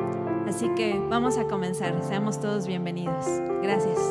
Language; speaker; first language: Spanish; native; Spanish